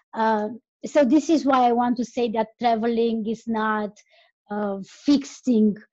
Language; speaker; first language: English; non-native, fluent; Romanian